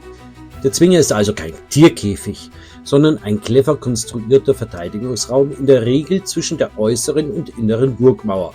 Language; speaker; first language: German; native; German